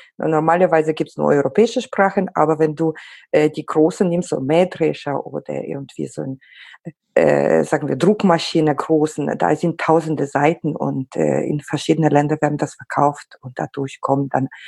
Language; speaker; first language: German; non-native, fluent; Ukrainian